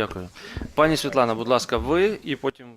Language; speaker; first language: Ukrainian; native; Ukrainian